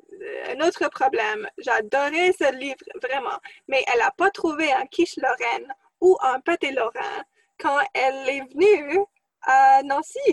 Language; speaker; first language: French; non-native, fluent; English